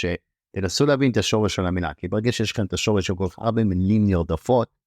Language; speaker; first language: Hebrew; native; Hebrew